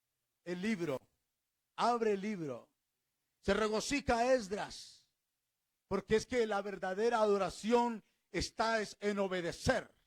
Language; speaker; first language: Spanish; native; Spanish